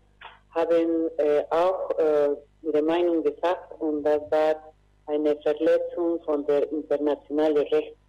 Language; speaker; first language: German; non-native, fluent; Spanish